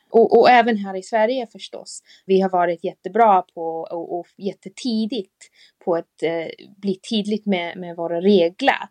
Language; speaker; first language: Swedish; non-native, fluent; English